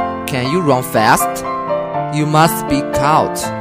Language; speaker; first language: English; non-native, learner; Chinese